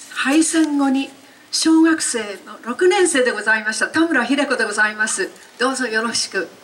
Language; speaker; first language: Japanese; native; Japanese